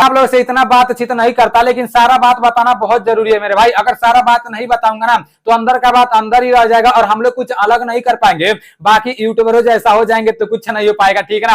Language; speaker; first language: Hindi; native; Hindi